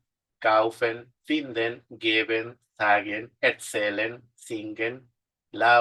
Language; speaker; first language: German; non-native, fluent; Spanish